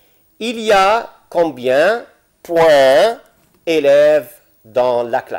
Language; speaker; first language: French; non-native, fluent; Arabic